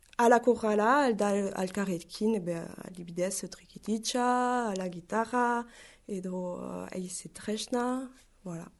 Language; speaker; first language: Basque; native; Basque